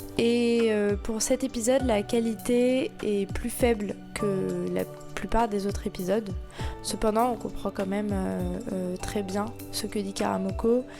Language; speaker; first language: French; native; French